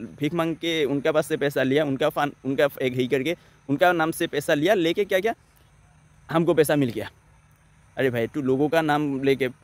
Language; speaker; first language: Hindi; non-native, local second language; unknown